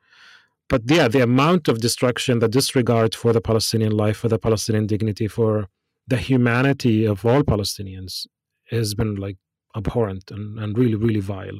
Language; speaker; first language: English; non-native, fluent; Arabic